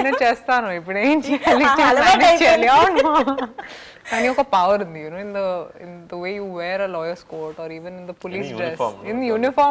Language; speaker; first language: Telugu; non-native, fluent; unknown